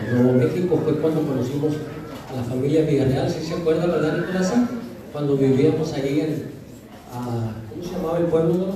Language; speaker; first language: Spanish; early bilingual, heritage; Spanish